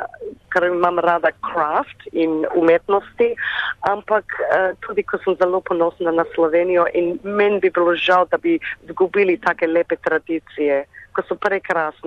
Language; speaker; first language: Slovenian; early bilingual, heritage; Slovenian